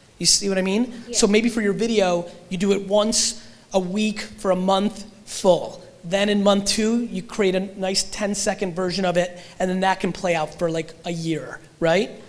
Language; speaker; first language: English; early bilingual, other home language; Russian